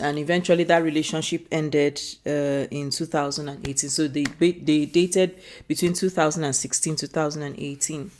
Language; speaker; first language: English; non-native, local second language; Igbo